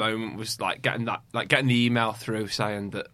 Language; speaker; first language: English; native; English